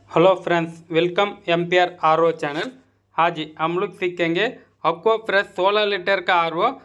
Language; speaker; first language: Hindi; non-native, local second language; Tamil